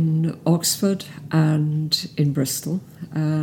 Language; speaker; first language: English; native; English